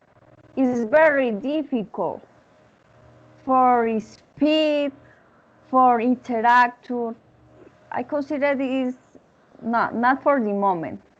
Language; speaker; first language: English; non-native, learner; Spanish